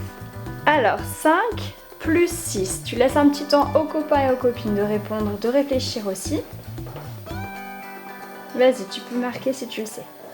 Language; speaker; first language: French; native; French